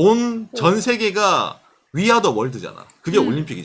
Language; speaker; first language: Korean; native; Korean